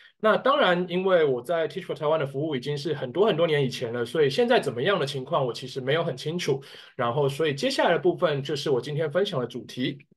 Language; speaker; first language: Chinese; native; Chinese